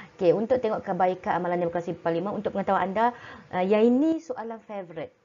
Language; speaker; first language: Malay; native; Malay